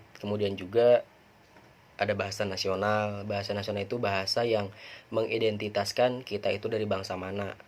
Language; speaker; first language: Indonesian; non-native, local second language; Sundanese